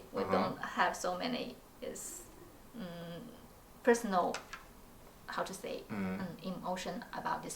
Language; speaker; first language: English; non-native, learner; Chinese